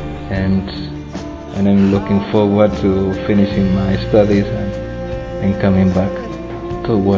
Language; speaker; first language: English; non-native, fluent; Spanish